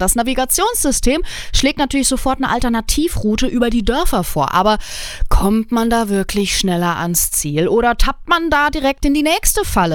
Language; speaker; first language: German; native; German